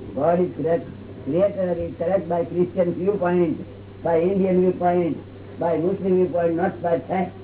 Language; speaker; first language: English; non-native, local second language; Gujarati